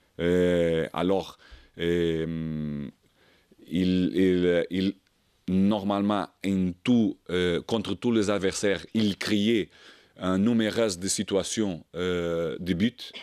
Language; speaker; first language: French; non-native, learner; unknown